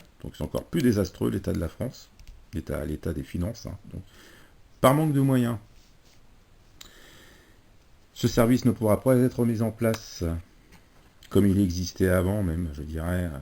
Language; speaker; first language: French; native; French